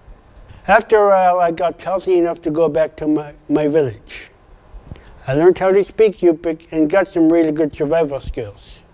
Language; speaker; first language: English; non-native, fluent; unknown